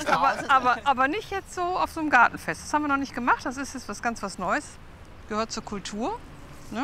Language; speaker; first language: German; native; German